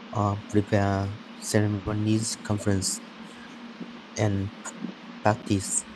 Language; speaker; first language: English; non-native, learner; Vietnamese